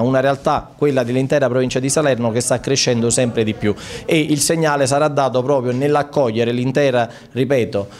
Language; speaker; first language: Italian; native; Italian